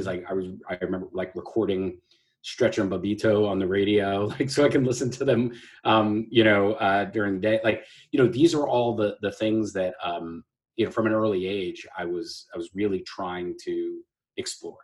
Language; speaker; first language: English; native; English